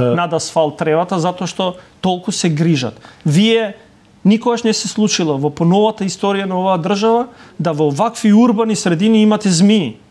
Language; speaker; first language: Macedonian; non-native, local second language; Albanian